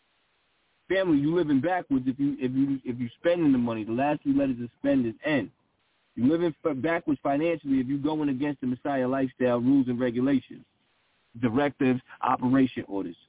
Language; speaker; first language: English; native; English